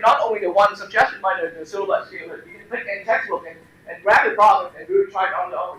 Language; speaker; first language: English; non-native, fluent; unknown